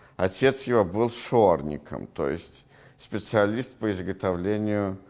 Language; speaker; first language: Russian; native; Russian